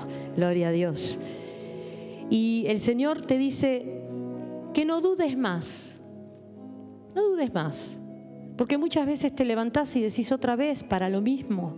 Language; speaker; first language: Spanish; native; Spanish